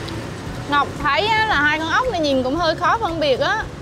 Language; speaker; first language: Vietnamese; native; Vietnamese